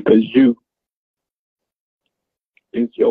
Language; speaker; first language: English; native; English